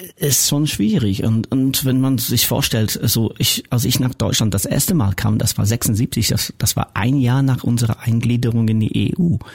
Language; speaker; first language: German; non-native, fluent; English